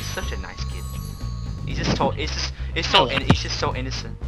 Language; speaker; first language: English; native; English